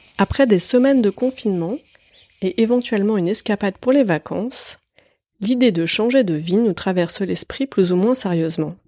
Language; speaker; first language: French; native; French